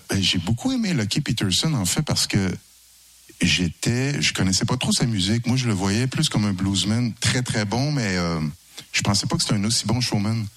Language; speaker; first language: French; native; French